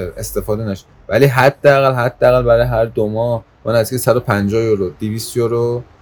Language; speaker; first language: Persian; non-native, local second language; Azerbaijani